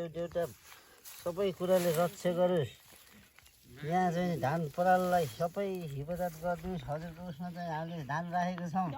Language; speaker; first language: Nepali; native; Nepali